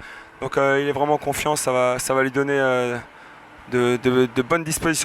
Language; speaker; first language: French; native; French